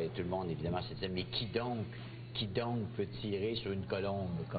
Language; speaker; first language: French; native; French